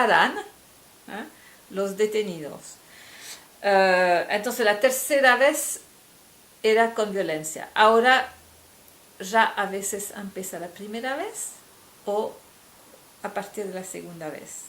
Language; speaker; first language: Spanish; non-native, fluent; French